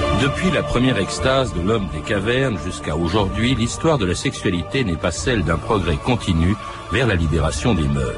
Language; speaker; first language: French; native; French